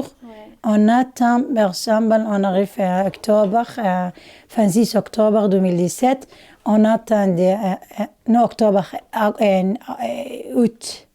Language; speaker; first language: French; non-native, learner; Somali